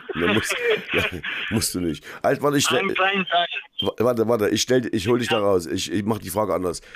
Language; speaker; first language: German; native; German